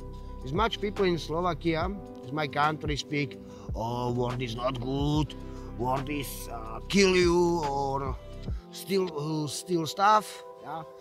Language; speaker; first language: English; non-native, learner; Slovak